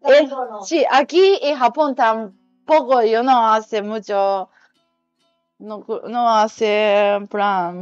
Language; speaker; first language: Spanish; non-native, learner; Japanese